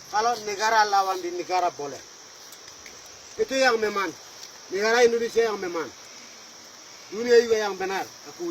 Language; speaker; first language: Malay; non-native, local second language; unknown